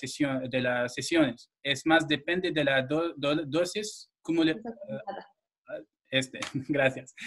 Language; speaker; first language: Spanish; non-native, fluent; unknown